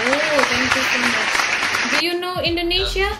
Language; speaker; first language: English; non-native, learner; Indonesian